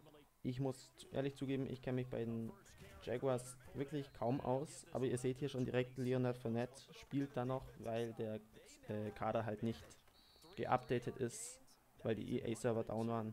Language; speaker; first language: German; native; German